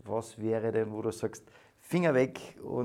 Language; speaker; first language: German; native; German